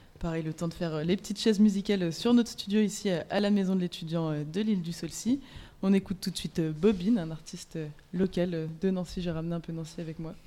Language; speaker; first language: French; native; French